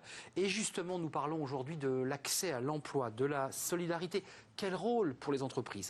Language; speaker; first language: French; native; French